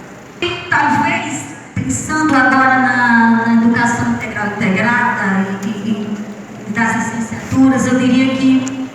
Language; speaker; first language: Portuguese; native; Portuguese